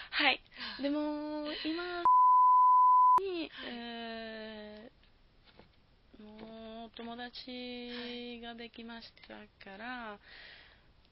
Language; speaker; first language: Japanese; non-native, learner; Spanish